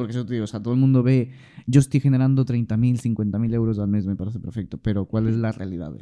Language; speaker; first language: Spanish; native; Spanish